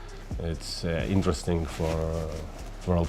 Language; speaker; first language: English; non-native, learner; Russian